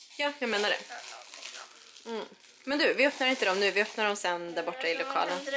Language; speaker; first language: Swedish; native; Swedish